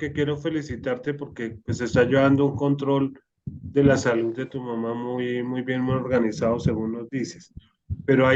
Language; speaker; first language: Spanish; native; Spanish